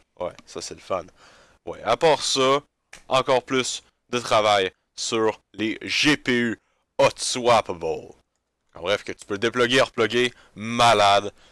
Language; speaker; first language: French; native; French